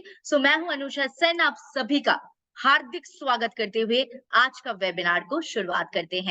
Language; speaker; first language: Hindi; native; Hindi